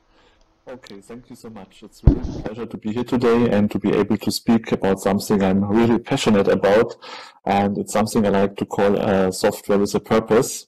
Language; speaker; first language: English; non-native, fluent; German